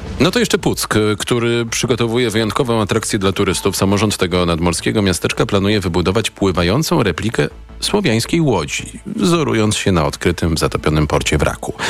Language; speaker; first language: Polish; native; Polish